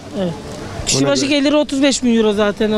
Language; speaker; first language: Turkish; native; Turkish